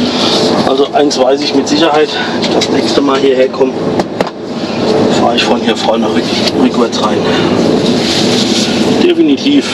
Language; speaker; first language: German; native; German